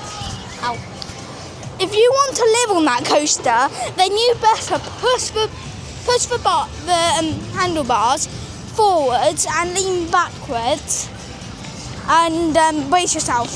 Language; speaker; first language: English; native; English